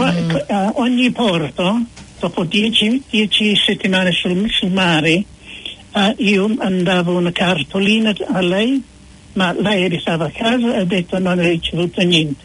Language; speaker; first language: Italian; non-native, fluent; English